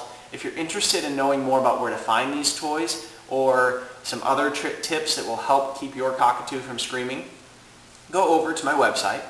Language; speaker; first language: English; native; English